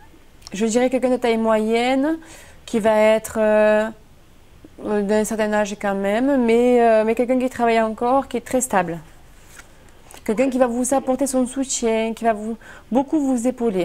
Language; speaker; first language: French; native; French